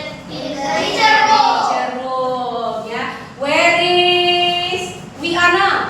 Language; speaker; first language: English; non-native, learner; Indonesian